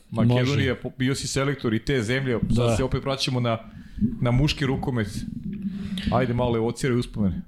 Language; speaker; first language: Serbian; native; Serbian